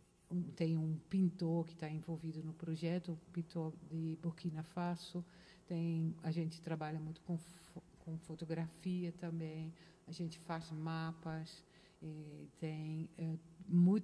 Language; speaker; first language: Portuguese; non-native, fluent; Dutch